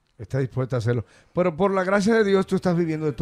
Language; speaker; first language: Spanish; native; Spanish